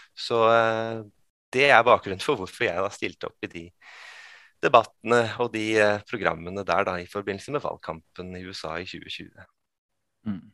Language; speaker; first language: Norwegian; early bilingual, other home language; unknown